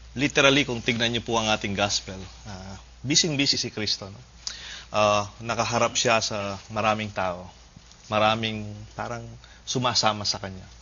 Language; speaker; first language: Filipino; native; Filipino